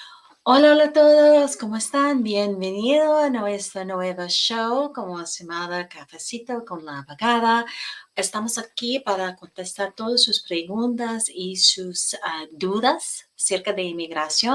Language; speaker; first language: Spanish; non-native, fluent; English